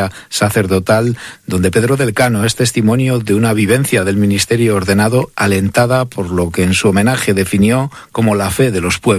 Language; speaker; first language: Spanish; native; Spanish